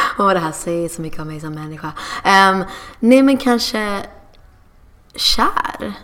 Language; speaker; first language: Swedish; early bilingual, other home language; English